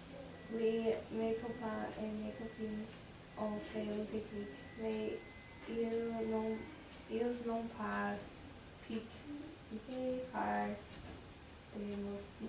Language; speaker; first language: French; non-native, learner; English